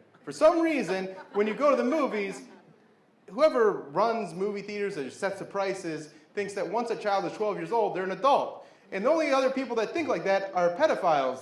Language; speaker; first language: English; native; English